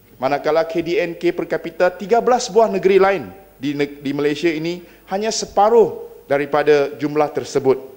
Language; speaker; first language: Malay; non-native, local second language; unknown